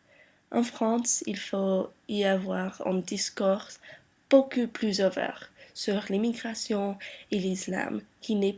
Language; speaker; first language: French; non-native, learner; English